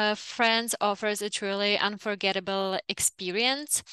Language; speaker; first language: English; non-native, fluent; Czech